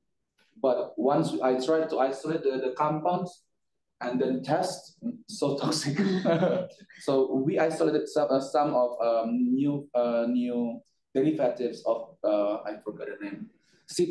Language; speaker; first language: English; non-native, fluent; Indonesian